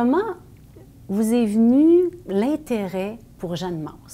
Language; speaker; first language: French; native; French